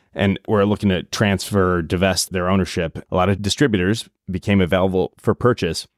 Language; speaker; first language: English; native; English